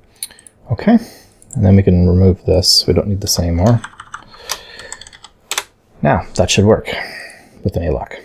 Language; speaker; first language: English; native; English